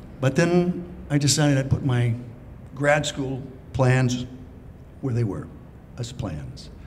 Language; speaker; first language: English; native; English